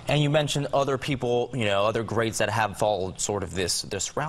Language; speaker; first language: English; native; English